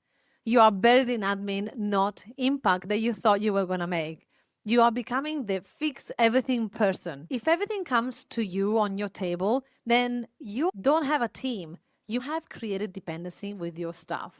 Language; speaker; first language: English; non-native, fluent; Italian